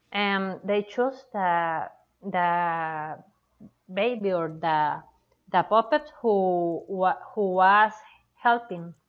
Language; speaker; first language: English; non-native, learner; Spanish